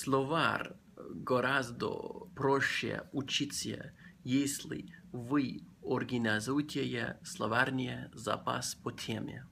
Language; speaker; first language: Russian; non-native, learner; English